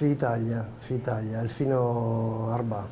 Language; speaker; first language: Arabic; non-native, learner; Italian